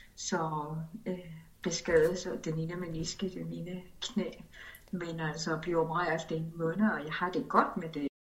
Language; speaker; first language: Danish; non-native, fluent; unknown